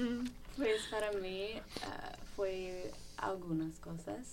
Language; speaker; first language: Spanish; non-native, fluent; English